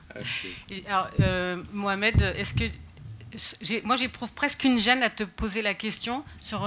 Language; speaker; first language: French; native; French